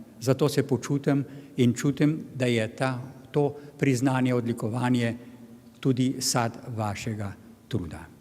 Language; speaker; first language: Slovenian; native; Slovenian